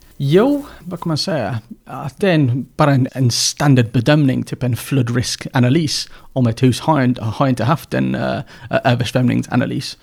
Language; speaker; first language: Swedish; non-native, fluent; English